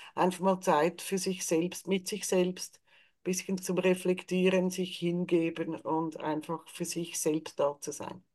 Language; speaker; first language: German; native; German